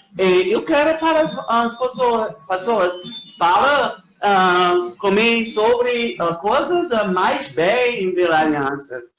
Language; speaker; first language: Portuguese; non-native, learner; English